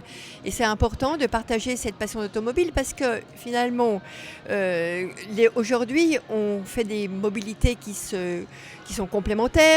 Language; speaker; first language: French; native; French